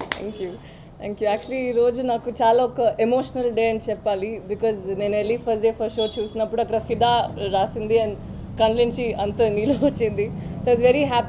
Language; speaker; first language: Telugu; non-native, learner; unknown